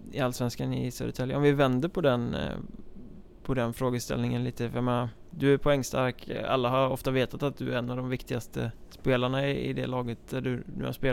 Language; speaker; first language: Swedish; native; Swedish